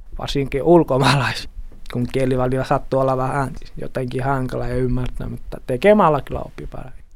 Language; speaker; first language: Finnish; non-native, learner; Portuguese